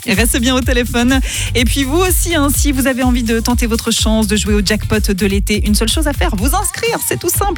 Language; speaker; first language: French; native; French